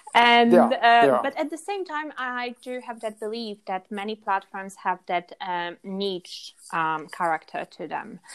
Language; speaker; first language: English; non-native, fluent; Polish